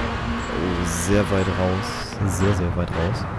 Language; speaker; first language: German; native; German